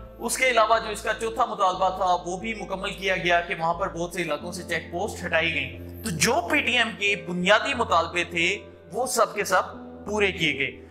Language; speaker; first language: Urdu; non-native, local second language; Punjabi